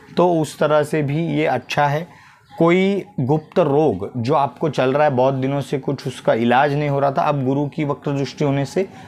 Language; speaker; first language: Hindi; non-native, local second language; Marathi